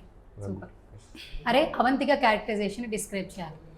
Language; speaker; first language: Telugu; native; Telugu